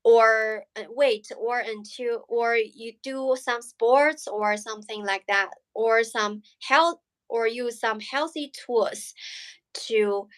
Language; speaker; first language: English; non-native, learner; Chinese